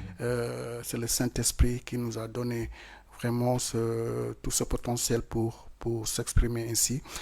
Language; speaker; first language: French; non-native, local second language; Wolof